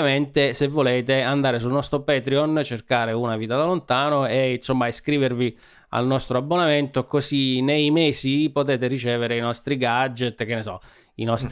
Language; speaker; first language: Italian; native; Italian